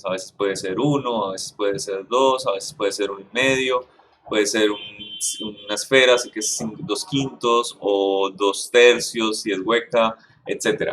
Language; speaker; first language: Spanish; native; Spanish